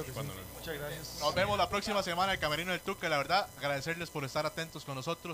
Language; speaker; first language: Spanish; native; Spanish